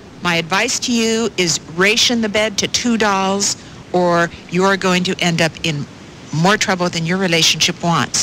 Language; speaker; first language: English; native; English